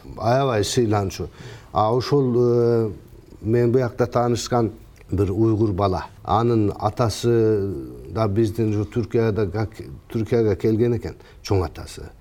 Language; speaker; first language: Kyrgyz; early bilingual, heritage; Kyrgyz